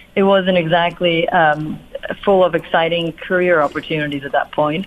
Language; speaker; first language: English; non-native, fluent; Polish